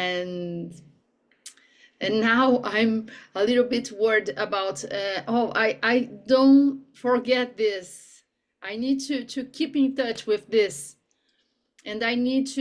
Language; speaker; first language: English; non-native, learner; Portuguese